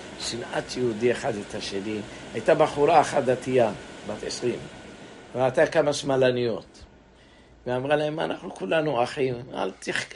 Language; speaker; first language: Hebrew; native; Hebrew